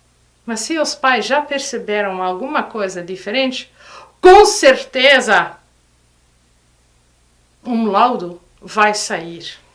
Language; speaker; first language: Portuguese; non-native, fluent; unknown